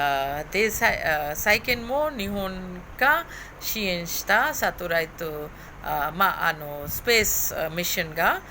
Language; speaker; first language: Japanese; non-native, fluent; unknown